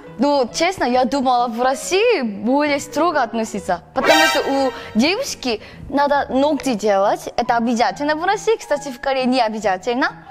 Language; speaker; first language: Russian; non-native, learner; Korean